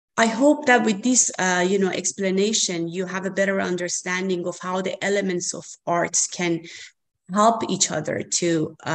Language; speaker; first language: English; non-native, fluent; Persian